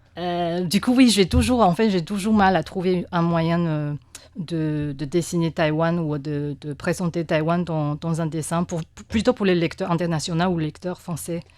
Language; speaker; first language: French; non-native, fluent; Chinese